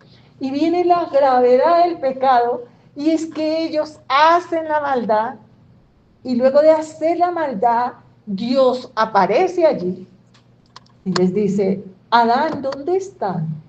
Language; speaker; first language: Spanish; native; Spanish